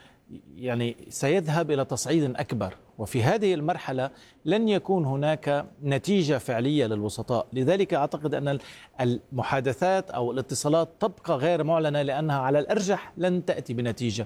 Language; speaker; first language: Arabic; native; Arabic